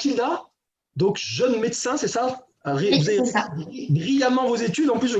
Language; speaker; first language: French; native; French